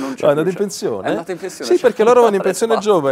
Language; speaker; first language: Italian; native; Italian